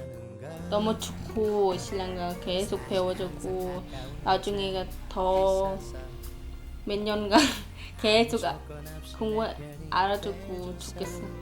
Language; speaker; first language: Korean; non-native, learner; Khmer